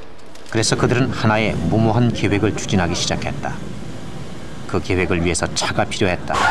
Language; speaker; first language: Korean; native; Korean